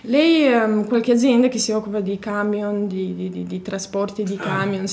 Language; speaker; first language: Italian; non-native, fluent; Latvian